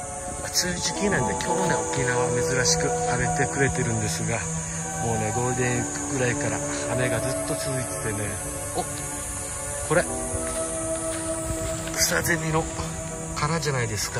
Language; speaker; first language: Japanese; native; Japanese